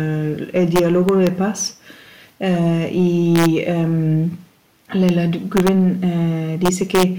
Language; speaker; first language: Spanish; non-native, fluent; German